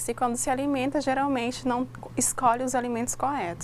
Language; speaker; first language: Portuguese; native; Portuguese